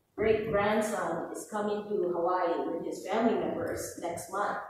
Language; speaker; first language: English; native; English